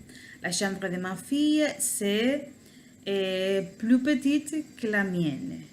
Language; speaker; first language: French; non-native, learner; Spanish